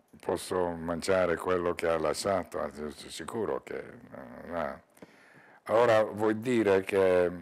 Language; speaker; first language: Italian; non-native, learner; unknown